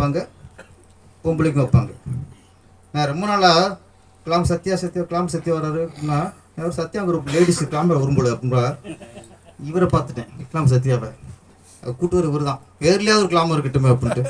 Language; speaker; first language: Tamil; native; Tamil